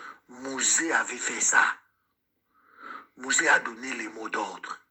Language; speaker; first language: French; non-native, local second language; Lingala